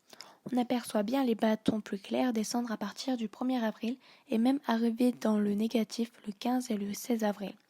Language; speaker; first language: French; native; French